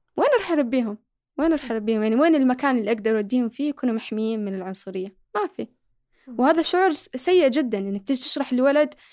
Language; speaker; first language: Arabic; early bilingual, other home language; Somali